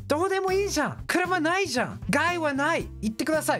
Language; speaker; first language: Japanese; non-native, fluent; English